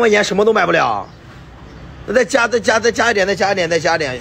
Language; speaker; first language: Chinese; native; Chinese